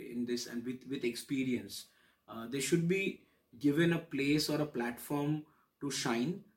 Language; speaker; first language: English; non-native, local second language; Bangla